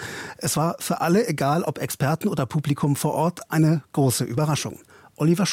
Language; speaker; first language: German; native; German